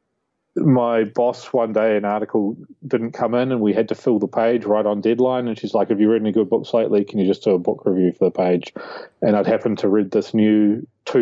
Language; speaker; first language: English; native; English